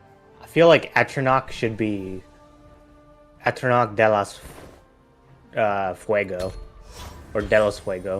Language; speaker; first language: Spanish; non-native, learner; English